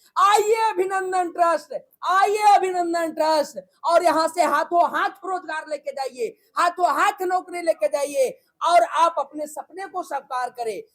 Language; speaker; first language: Hindi; native; Hindi